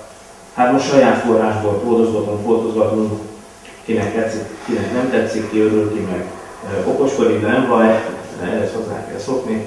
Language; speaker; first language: Hungarian; native; Hungarian